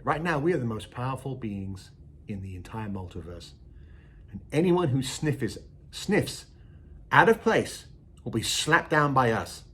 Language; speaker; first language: English; native; English